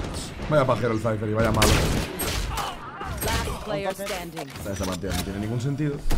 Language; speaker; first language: Spanish; native; Spanish